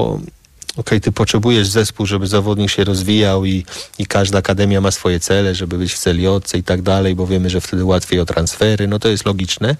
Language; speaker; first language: Polish; early bilingual, heritage; Polish